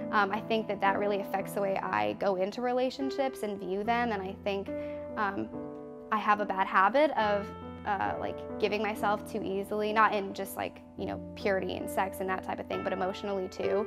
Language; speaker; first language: English; native; English